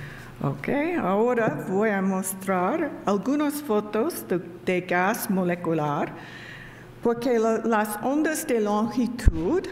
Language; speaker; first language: Spanish; non-native, learner; English